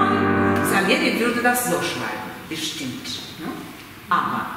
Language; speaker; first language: German; non-native, fluent; Russian